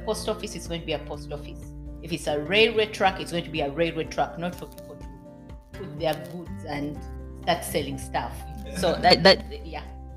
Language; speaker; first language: English; non-native, local second language; Ganda